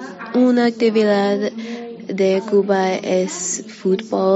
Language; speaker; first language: Spanish; early bilingual, heritage; Spanish